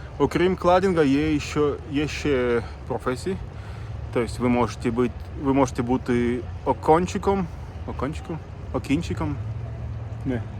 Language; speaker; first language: Ukrainian; non-native, local second language; Russian